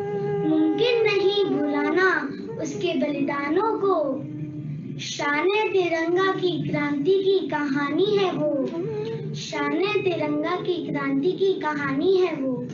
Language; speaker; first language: Hindi; native; Hindi